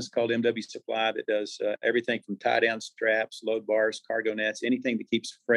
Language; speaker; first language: English; native; English